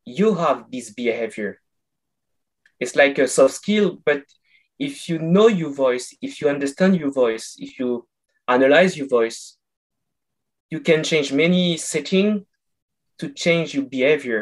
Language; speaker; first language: English; non-native, fluent; French